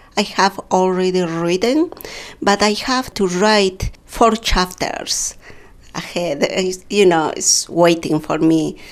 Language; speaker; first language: English; non-native, fluent; Quechua